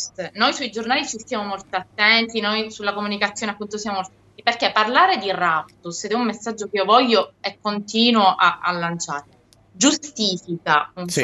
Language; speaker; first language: Italian; native; Italian